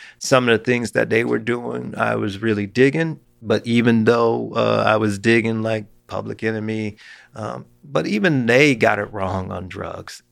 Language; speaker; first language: English; native; English